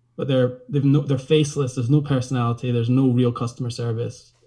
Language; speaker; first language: English; native; English